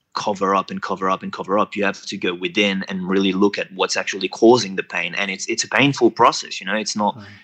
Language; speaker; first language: English; non-native, fluent; French